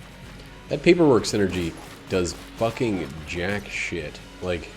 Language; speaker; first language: English; native; English